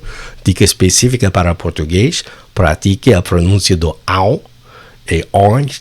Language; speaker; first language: Portuguese; non-native, fluent; English